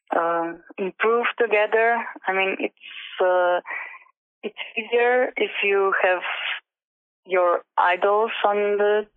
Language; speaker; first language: English; non-native, learner; Slovenian